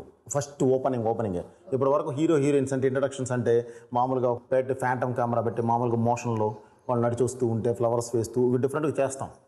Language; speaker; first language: Telugu; native; Telugu